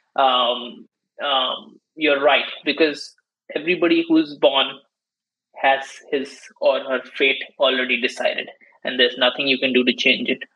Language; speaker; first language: English; non-native, local second language; Hindi